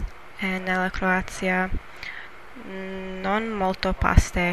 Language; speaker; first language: Italian; non-native, learner; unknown